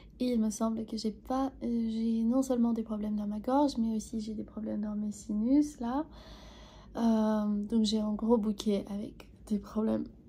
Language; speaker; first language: French; non-native, fluent; Armenian